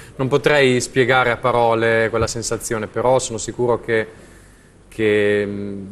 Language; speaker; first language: Italian; native; Italian